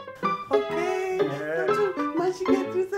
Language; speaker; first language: Korean; non-native, learner; English